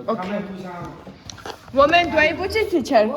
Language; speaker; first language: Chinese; non-native, learner; Georgian